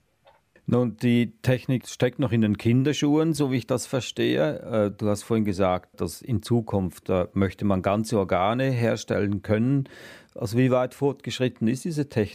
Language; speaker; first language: German; native; German